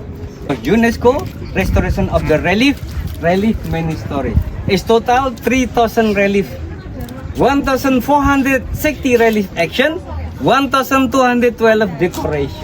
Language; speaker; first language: English; non-native, learner; Indonesian